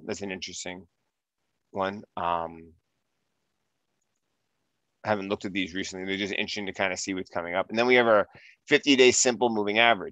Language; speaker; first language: English; native; English